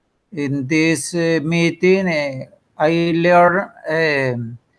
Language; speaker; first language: English; non-native, learner; Spanish